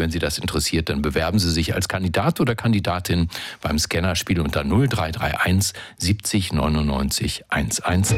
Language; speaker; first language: German; native; German